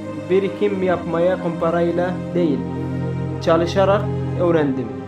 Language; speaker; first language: Turkish; non-native, learner; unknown